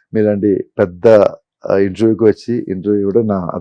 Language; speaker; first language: Telugu; non-native, fluent; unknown